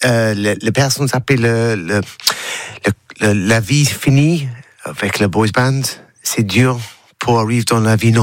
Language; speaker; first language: French; non-native, learner; English